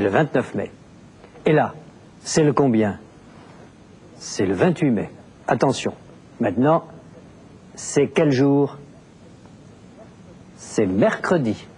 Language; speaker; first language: French; native; French